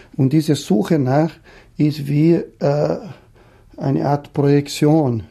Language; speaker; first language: German; non-native, fluent; Portuguese